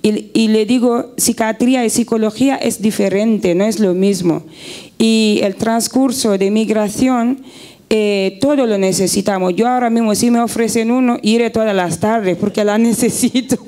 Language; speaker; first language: Spanish; non-native, fluent; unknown